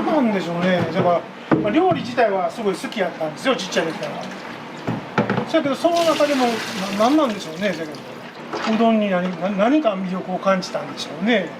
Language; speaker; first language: Japanese; native; Japanese